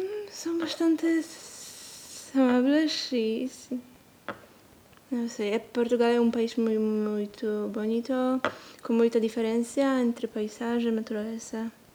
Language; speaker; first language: Portuguese; non-native, learner; Polish